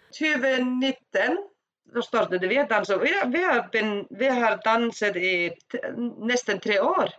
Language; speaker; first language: Swedish; non-native, learner; Icelandic